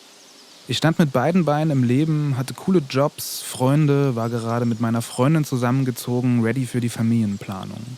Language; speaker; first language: German; native; German